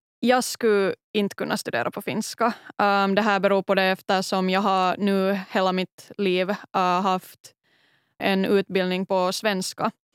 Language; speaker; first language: Swedish; native; Swedish